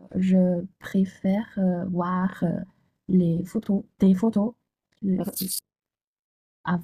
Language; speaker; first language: French; non-native, learner; Chinese